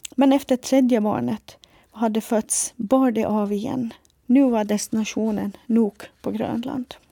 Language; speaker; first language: Swedish; non-native, fluent; Faroese